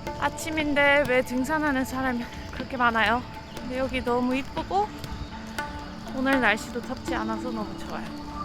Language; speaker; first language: Korean; non-native, fluent; French